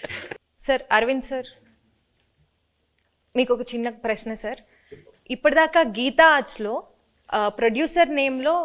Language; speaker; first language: Telugu; native; Telugu